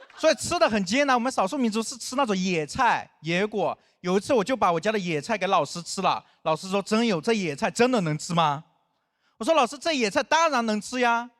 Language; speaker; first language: Chinese; non-native, local second language; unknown